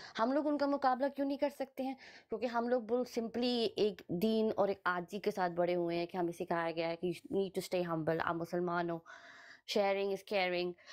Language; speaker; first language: Hindi; early bilingual, heritage; Hindi